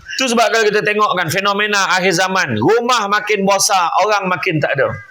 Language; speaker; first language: Malay; native; Malay